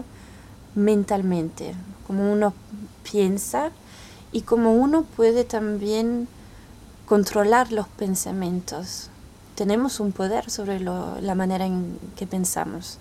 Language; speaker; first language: Spanish; early bilingual, heritage; French